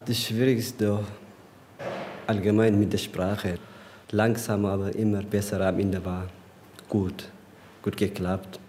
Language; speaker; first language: German; non-native, learner; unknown